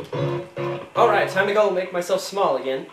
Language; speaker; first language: English; native; English